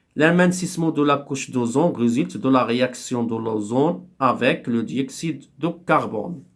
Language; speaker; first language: French; non-native, local second language; Arabic